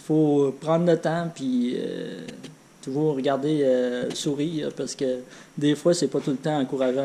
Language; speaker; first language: French; native; French